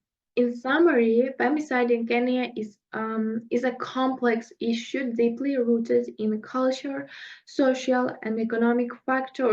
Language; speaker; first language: English; non-native, fluent; Russian